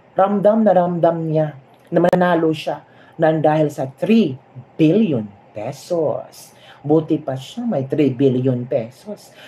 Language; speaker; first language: Filipino; non-native, local second language; Hiligaynon